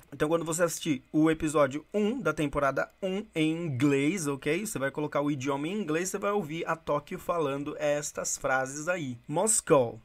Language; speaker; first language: Portuguese; native; Portuguese